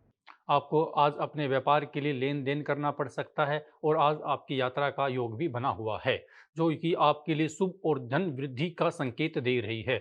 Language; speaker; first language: Hindi; native; Hindi